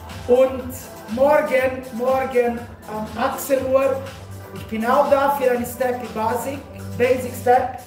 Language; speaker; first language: German; non-native, learner; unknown